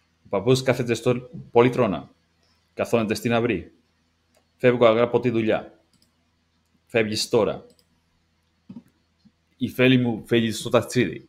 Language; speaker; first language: Greek; non-native, learner; English